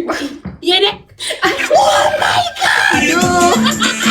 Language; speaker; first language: English; non-native, learner; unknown